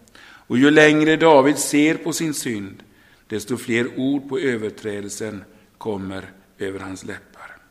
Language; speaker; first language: Swedish; native; Swedish